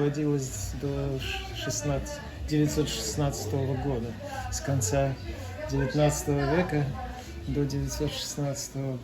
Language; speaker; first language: Russian; native; Russian